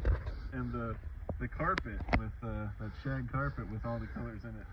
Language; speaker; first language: English; native; English